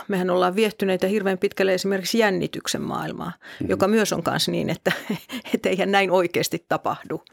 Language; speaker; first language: Finnish; native; Finnish